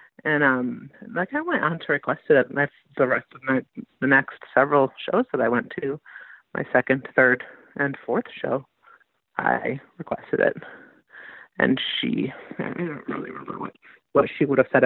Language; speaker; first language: English; native; English